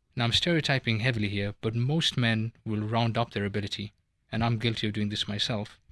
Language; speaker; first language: English; native; English